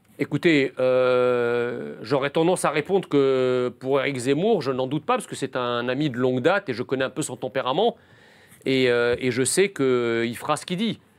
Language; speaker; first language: French; early bilingual, other home language; Arabic